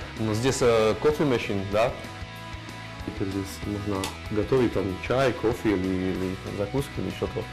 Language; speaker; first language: Russian; non-native, learner; Slovak